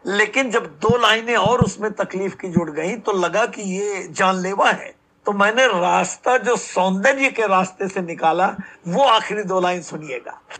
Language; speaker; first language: Hindi; native; Hindi